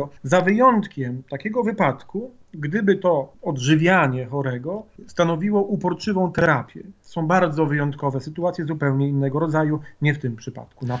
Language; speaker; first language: Polish; native; Polish